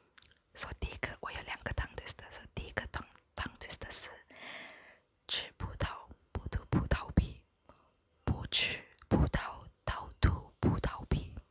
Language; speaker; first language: Chinese; non-native, local second language; English